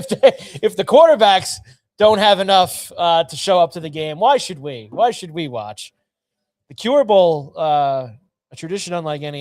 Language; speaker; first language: English; native; English